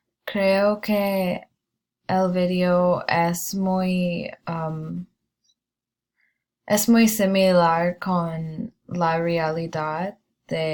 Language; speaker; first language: Spanish; non-native, learner; English